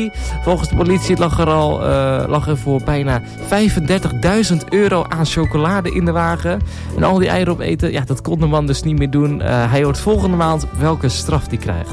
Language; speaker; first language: Dutch; native; Dutch